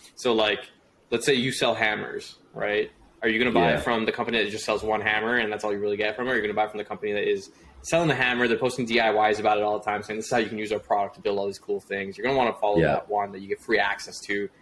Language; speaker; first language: English; native; English